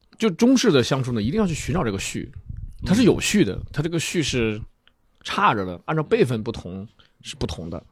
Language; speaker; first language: Chinese; native; Chinese